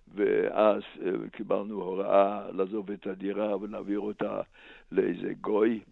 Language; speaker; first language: Hebrew; non-native, fluent; Slovak